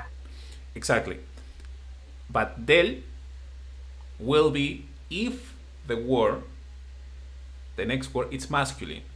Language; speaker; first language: English; non-native, fluent; Spanish